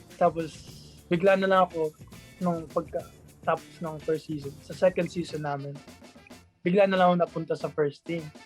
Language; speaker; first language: Filipino; non-native, local second language; Surigaonon